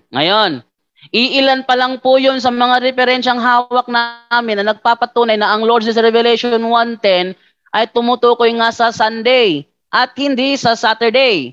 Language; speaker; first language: Filipino; native; Filipino